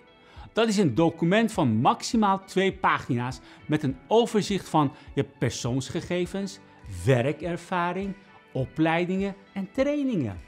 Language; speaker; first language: Dutch; non-native, fluent; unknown